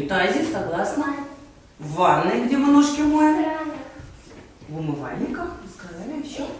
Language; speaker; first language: Russian; native; Russian